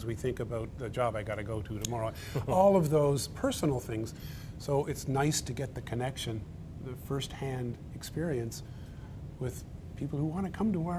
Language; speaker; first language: English; native; English